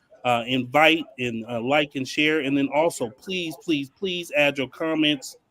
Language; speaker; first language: English; native; English